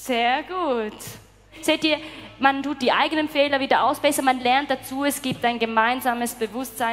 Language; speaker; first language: German; native; German